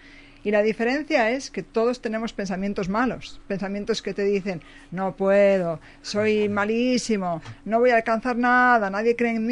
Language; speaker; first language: Spanish; native; Spanish